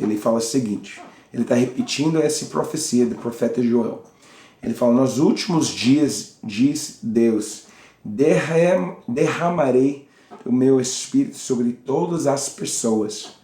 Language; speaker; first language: Portuguese; non-native, learner; English